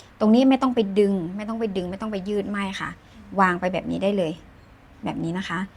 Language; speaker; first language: Thai; native; Thai